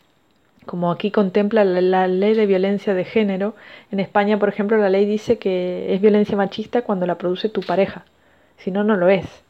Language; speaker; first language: Spanish; native; Spanish